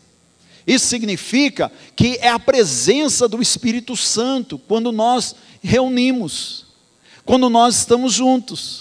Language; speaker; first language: Portuguese; native; Portuguese